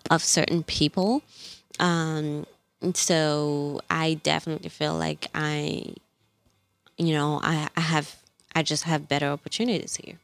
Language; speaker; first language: English; non-native, fluent; French